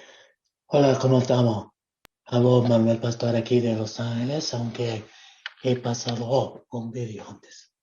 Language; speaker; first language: Spanish; non-native, local second language; English